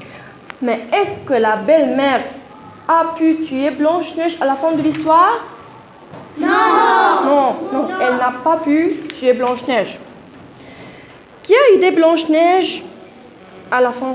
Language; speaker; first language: French; non-native, fluent; Arabic